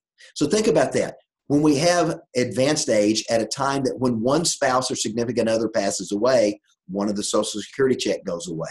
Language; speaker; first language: English; native; English